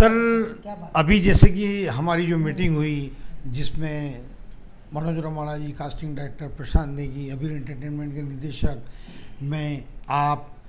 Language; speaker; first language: Hindi; native; Hindi